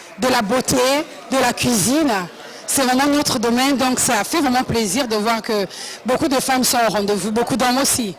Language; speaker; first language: French; non-native, local second language; Lingala